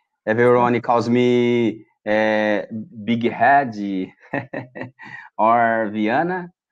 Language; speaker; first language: English; non-native, learner; Portuguese